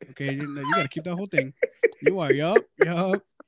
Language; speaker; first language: English; early bilingual, other home language; Spanish